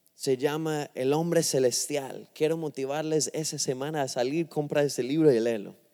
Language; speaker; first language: Spanish; non-native, fluent; English